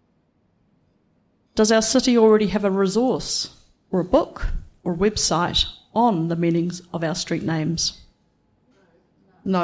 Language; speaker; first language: English; native; English